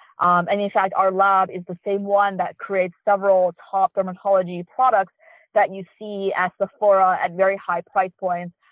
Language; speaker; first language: English; early bilingual, other home language; Chinese